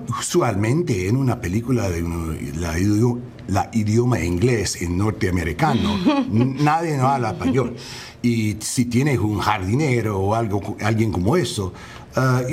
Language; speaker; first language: Spanish; non-native, learner; English